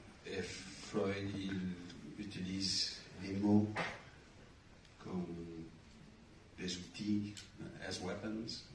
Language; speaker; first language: French; non-native, fluent; English